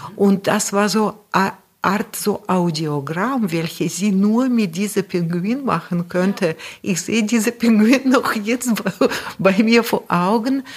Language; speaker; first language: German; non-native, fluent; Russian